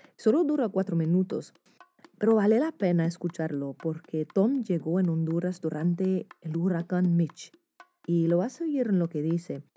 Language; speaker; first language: Spanish; non-native, fluent; English